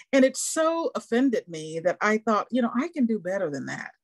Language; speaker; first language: English; native; English